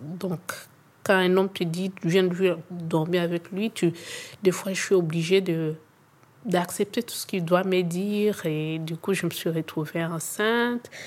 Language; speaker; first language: French; non-native, local second language; Swahili